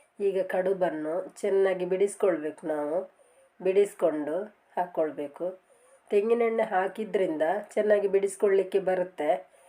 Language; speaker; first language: Kannada; non-native, local second language; Tulu